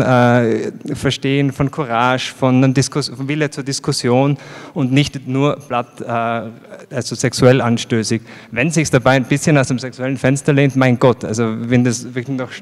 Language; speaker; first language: German; native; German